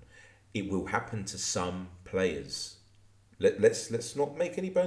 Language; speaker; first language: English; native; English